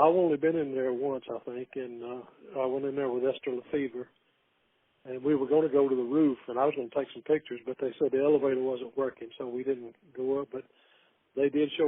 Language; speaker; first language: English; native; English